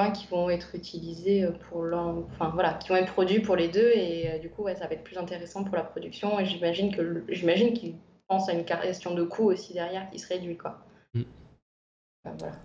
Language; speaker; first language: French; native; French